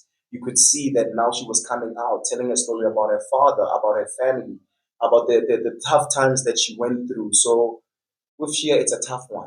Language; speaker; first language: English; non-native, local second language; Tswana